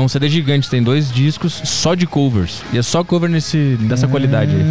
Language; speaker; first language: Portuguese; native; Portuguese